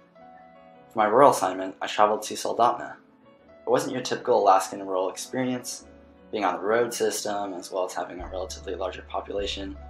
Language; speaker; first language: English; native; English